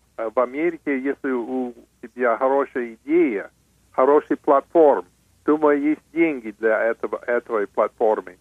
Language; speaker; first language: Russian; non-native, fluent; English